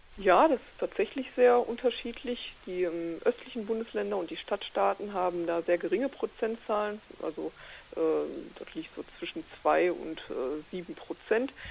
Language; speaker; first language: German; native; German